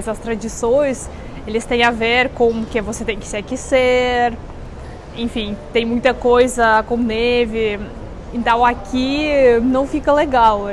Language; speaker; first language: Portuguese; non-native, fluent; Russian